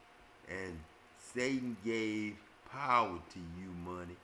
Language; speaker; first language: English; native; English